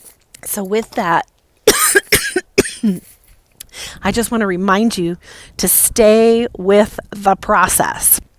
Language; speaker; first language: English; native; English